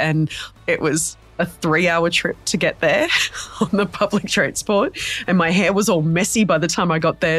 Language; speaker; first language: English; native; English